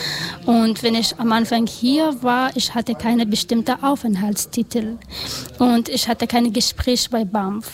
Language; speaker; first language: German; non-native, learner; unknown